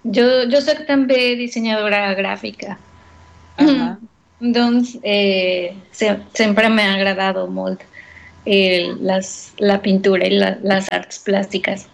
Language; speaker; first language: Catalan; non-native, fluent; Spanish